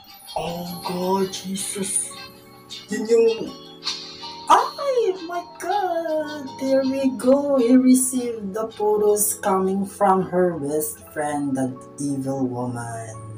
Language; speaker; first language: English; non-native, local second language; Filipino